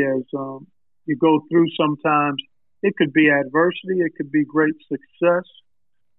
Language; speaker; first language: English; native; English